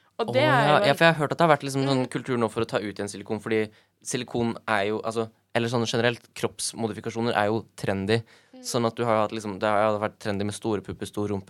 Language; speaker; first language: Norwegian; native; Norwegian